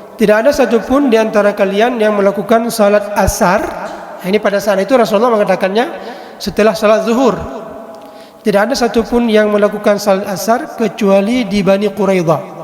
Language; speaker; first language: Malay; non-native, local second language; Achinese